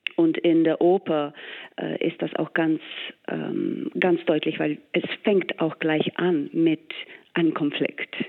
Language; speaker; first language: German; non-native, fluent; English